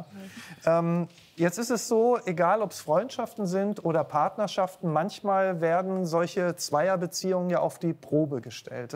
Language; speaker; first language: German; native; German